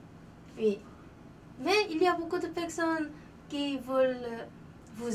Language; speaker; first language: French; non-native, learner; Korean